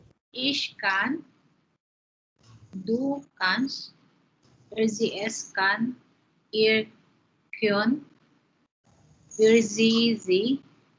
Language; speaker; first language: German; non-native, learner; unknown